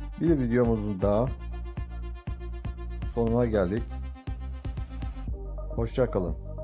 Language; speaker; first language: Turkish; native; Turkish